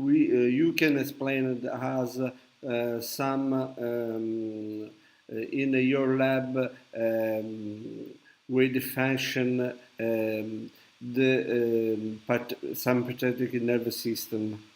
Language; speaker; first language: English; non-native, learner; Italian